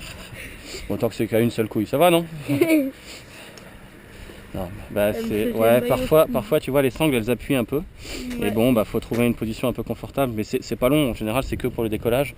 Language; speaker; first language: French; native; French